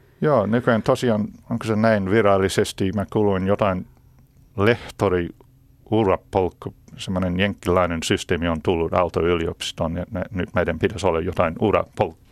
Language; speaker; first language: Finnish; non-native, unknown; English